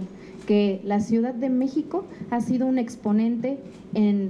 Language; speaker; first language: Spanish; native; Spanish